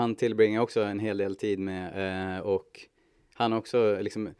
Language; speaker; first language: Swedish; native; Swedish